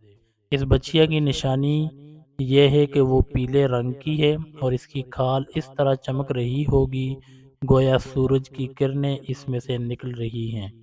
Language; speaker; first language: Urdu; native; Urdu